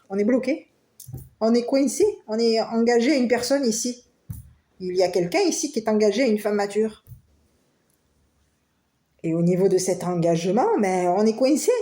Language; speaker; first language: French; native; French